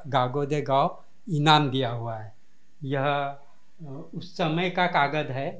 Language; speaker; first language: Hindi; non-native, local second language; Marathi